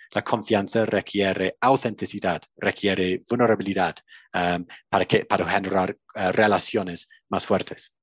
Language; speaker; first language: Spanish; non-native, fluent; English